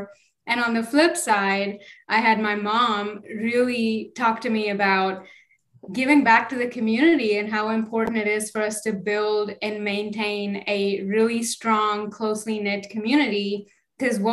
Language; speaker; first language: English; non-native, local second language; Kannada